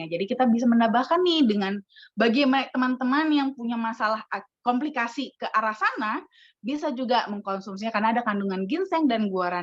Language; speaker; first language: Indonesian; native; Indonesian